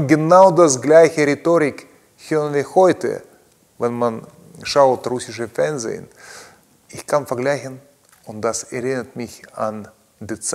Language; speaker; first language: German; non-native, learner; Russian